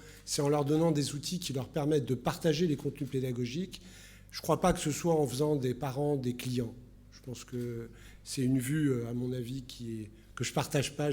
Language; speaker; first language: French; native; French